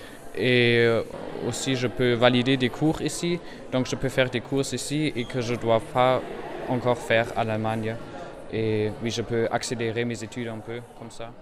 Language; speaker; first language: French; non-native, fluent; German